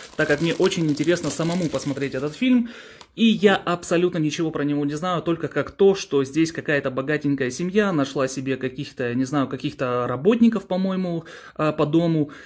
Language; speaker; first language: Russian; early bilingual, heritage; Russian